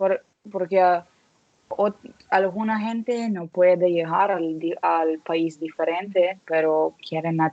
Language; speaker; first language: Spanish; non-native, learner; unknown